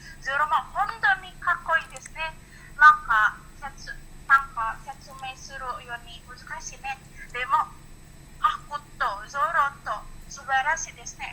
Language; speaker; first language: Japanese; non-native, learner; Indonesian